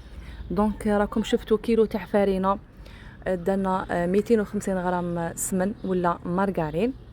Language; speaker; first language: Arabic; native; Arabic